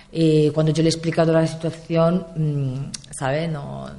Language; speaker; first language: Spanish; non-native, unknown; Italian